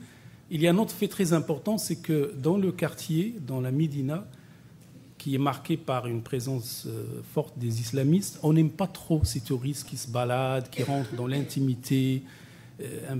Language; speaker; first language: French; non-native, local second language; Arabic